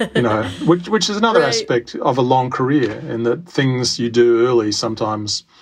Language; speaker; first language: English; native; English